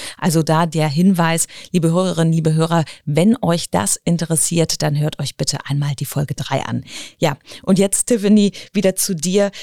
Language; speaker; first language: German; native; German